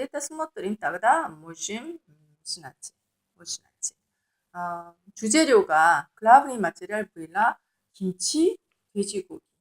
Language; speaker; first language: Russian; non-native, learner; Korean